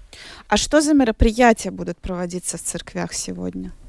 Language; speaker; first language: Russian; native; Russian